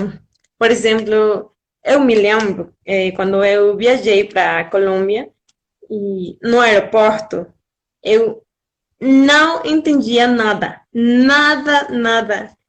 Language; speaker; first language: Portuguese; non-native, fluent; Spanish